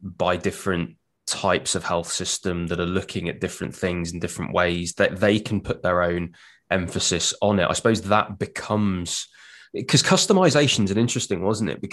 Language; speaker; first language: English; native; English